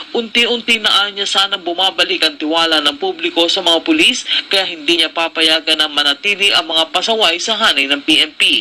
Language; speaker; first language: Filipino; native; Filipino